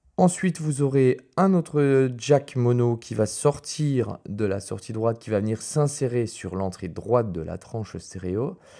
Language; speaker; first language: French; native; French